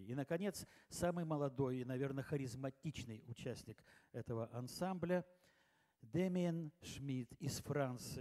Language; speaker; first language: Russian; native; Russian